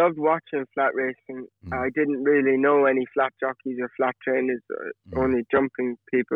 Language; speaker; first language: English; native; English